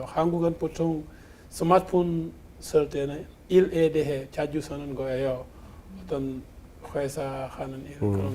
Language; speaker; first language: Korean; non-native, fluent; Wolof